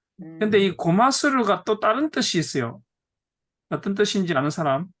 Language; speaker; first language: Korean; native; Korean